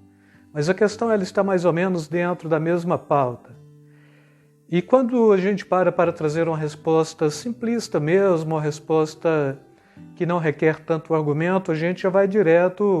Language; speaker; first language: Portuguese; native; Portuguese